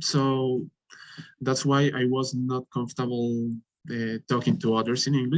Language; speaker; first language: English; non-native, fluent; Spanish